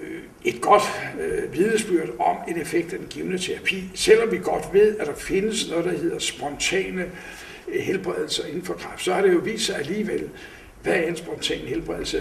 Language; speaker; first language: Danish; native; Danish